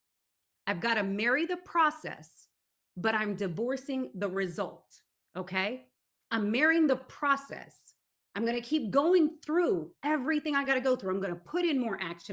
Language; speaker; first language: English; native; English